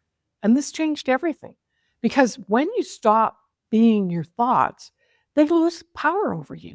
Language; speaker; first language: English; native; English